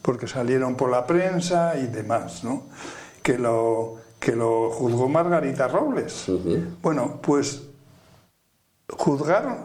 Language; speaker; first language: Spanish; native; Spanish